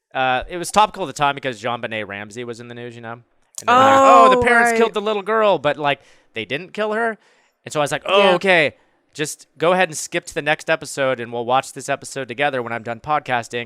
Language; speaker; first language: English; native; English